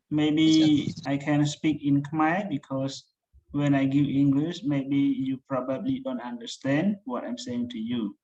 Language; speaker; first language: English; non-native, fluent; Khmer